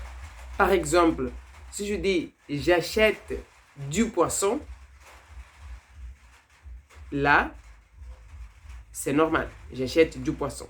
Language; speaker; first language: French; non-native, fluent; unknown